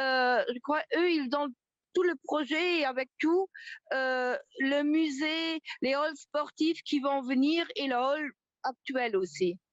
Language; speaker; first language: French; non-native, local second language; Luxembourgish